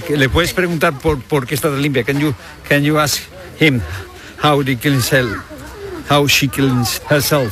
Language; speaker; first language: Spanish; native; Spanish